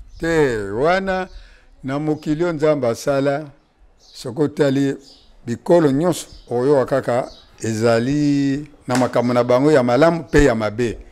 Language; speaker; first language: Lingala; non-native, local second language; Kongo